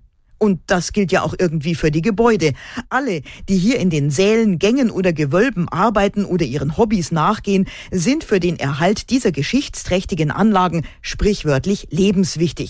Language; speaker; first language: German; native; German